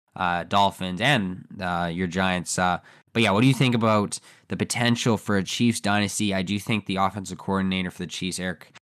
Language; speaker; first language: English; native; English